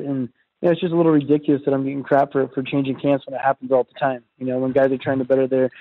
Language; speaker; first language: English; native; English